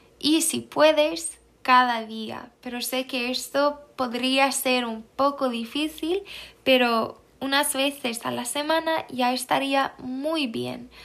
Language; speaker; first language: Spanish; non-native, fluent; Swedish